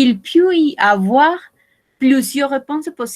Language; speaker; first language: French; non-native, fluent; Spanish